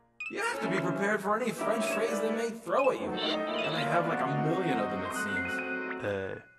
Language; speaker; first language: English; native; English